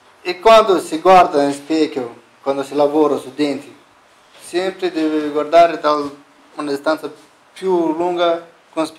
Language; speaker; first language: Italian; non-native, learner; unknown